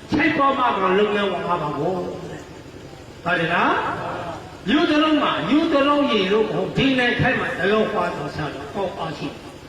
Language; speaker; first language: Burmese; native; Burmese